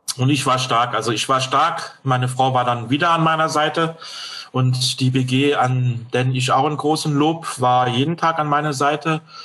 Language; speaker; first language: German; non-native, fluent; French